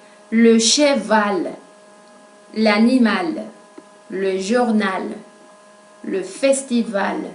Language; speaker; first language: French; non-native, fluent; Spanish